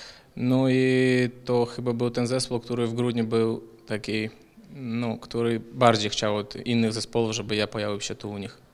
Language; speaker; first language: Polish; non-native, fluent; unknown